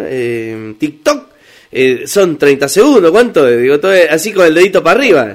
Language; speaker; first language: Spanish; native; Spanish